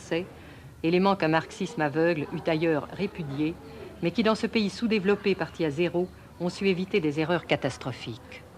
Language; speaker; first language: French; native; French